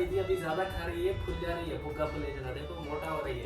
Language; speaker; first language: Hindi; non-native, local second language; Bangla